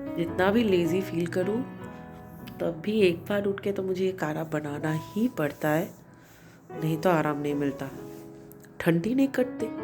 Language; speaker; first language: Hindi; non-native, local second language; Bangla